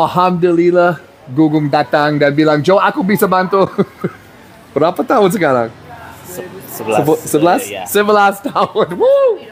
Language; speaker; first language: Indonesian; non-native, fluent; English